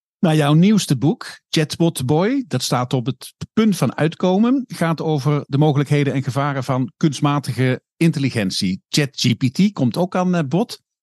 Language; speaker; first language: Dutch; native; Dutch